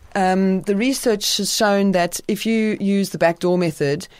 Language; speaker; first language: English; native; English